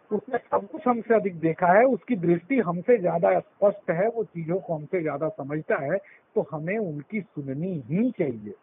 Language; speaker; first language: Hindi; native; Hindi